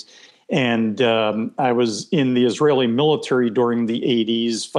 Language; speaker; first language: English; non-native, fluent; Hebrew